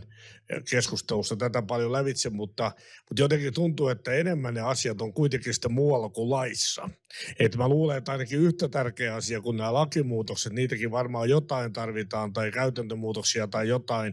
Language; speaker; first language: Finnish; native; Finnish